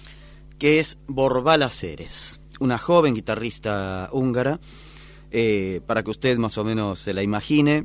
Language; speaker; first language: Spanish; native; Spanish